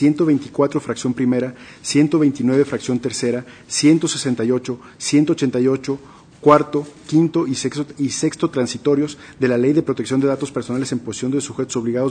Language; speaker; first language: Spanish; native; Spanish